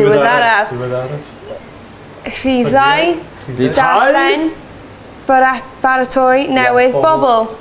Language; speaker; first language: Welsh; non-native, learner; English